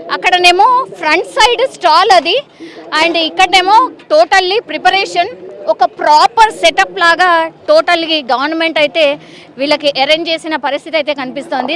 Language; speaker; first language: Telugu; native; Telugu